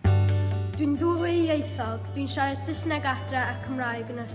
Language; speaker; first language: Welsh; non-native, local second language; English